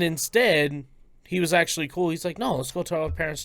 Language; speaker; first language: English; native; English